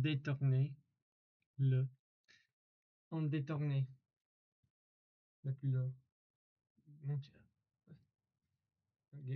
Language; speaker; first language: French; non-native, learner; English